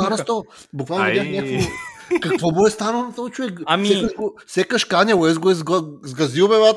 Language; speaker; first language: Bulgarian; native; Bulgarian